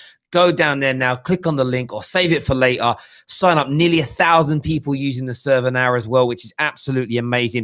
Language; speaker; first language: English; native; English